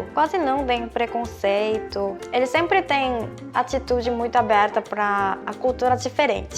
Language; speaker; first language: Portuguese; non-native, fluent; Korean